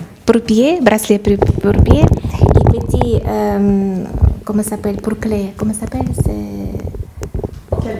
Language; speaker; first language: French; non-native, learner; Russian